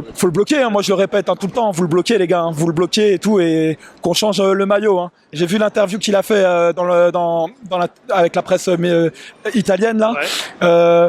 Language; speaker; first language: French; native; French